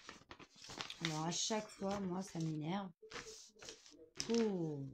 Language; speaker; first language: French; native; French